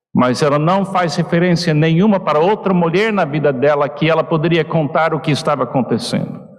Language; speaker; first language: Portuguese; non-native, fluent; English